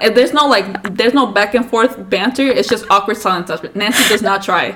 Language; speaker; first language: English; early bilingual, other home language; Spanish